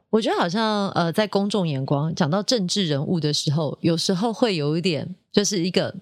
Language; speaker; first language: Chinese; native; Chinese